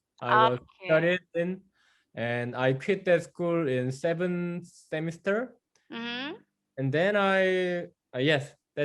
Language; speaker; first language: English; non-native, fluent; Korean